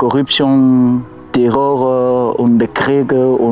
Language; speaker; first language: German; non-native, learner; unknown